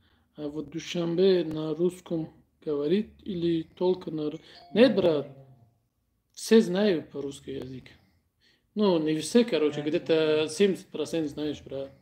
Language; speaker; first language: Russian; non-native, learner; Tajik